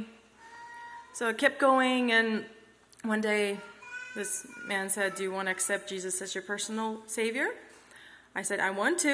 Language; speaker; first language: English; non-native, fluent; Kazakh